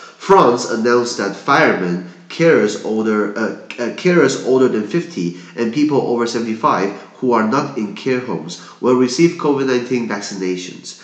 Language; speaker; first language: English; non-native, fluent; Chinese